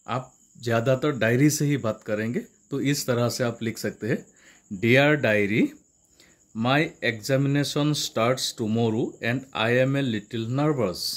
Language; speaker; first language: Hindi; non-native, local second language; Assamese